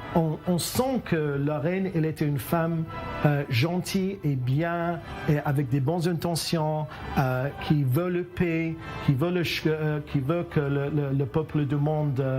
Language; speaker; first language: French; non-native, learner; English